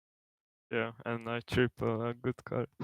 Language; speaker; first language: English; non-native, learner; Slovenian